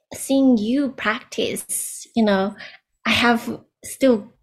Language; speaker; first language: English; non-native, learner; Chinese